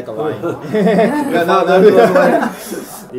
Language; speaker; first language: English; non-native, fluent; Japanese